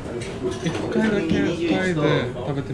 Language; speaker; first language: Japanese; non-native, fluent; Latvian